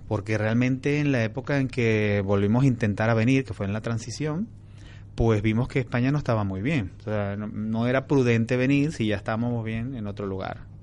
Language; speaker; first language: Spanish; native; Spanish